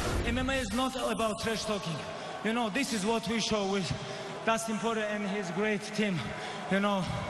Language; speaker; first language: English; non-native, learner; Avaric